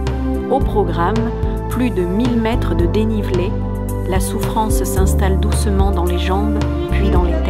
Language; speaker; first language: French; native; French